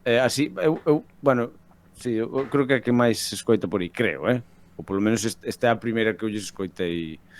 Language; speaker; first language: Galician; non-native, local second language; Spanish